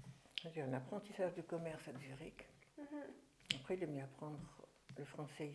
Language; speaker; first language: French; early bilingual, other home language; German